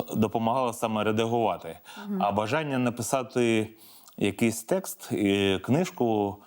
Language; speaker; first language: Ukrainian; native; Ukrainian